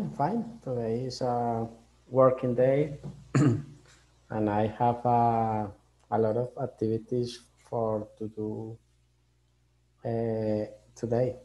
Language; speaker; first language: English; non-native, learner; Spanish